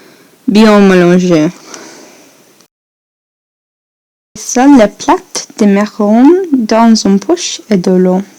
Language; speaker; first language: French; non-native, learner; English